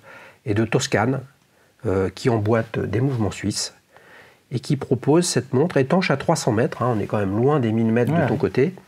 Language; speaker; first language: French; native; French